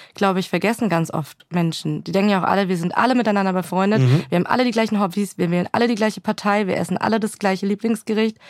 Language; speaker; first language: German; native; German